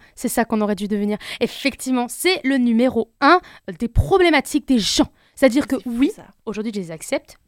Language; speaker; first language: French; native; French